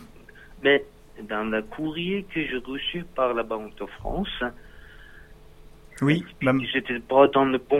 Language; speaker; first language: French; non-native, learner; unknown